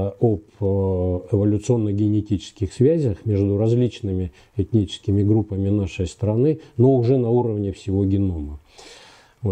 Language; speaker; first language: Russian; native; Russian